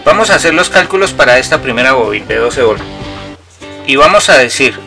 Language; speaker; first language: Spanish; native; Spanish